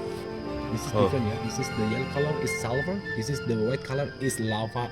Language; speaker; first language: English; non-native, learner; Sundanese